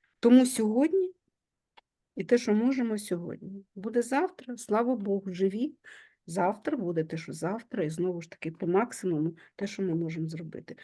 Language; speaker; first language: Ukrainian; native; Ukrainian